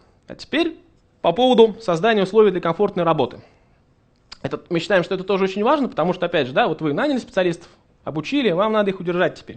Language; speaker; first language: Russian; native; Russian